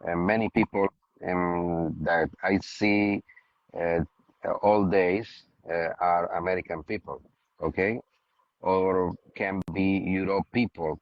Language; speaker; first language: English; non-native, learner; Spanish